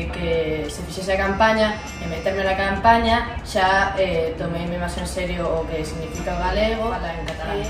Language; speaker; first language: Galician; early bilingual, other home language; Spanish